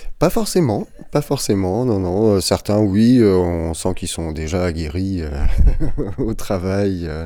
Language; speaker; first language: French; native; French